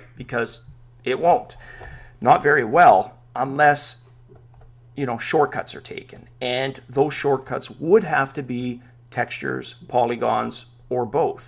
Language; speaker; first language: English; native; English